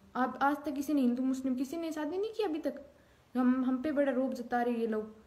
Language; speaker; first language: Hindi; native; Hindi